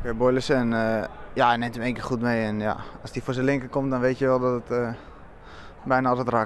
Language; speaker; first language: Dutch; native; Dutch